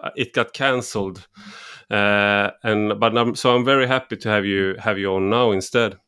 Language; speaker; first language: English; non-native, fluent; Swedish